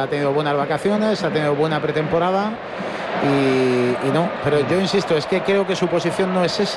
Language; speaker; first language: Spanish; native; Spanish